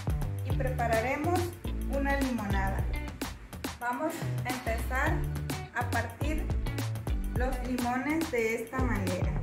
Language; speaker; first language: Spanish; native; Spanish